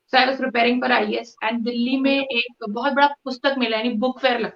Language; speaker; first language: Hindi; native; Hindi